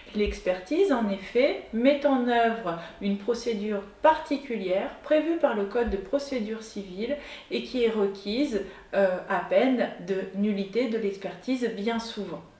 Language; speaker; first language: French; native; French